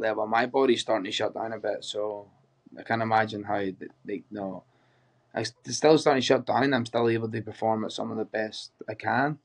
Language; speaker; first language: English; native; English